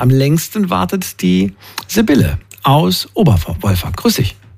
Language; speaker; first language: German; native; German